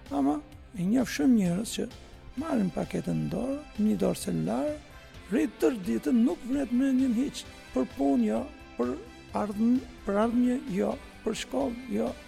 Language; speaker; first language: Albanian; non-native, fluent; Turkish